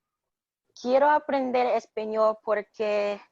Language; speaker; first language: Spanish; non-native, learner; English